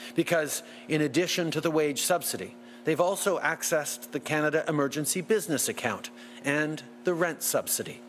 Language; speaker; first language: English; early bilingual, other home language; French